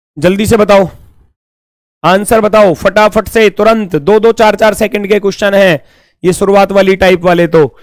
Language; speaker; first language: Hindi; native; Hindi